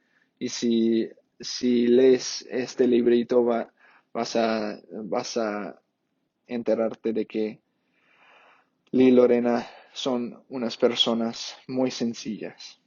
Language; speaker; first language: Spanish; non-native, fluent; English